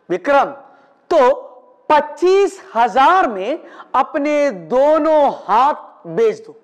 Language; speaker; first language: Hindi; non-native, local second language; Malayalam